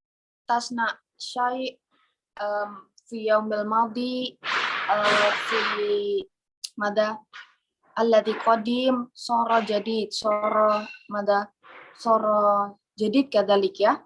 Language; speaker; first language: Arabic; non-native, learner; Indonesian